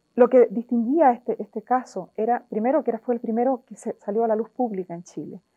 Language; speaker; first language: Spanish; native; Spanish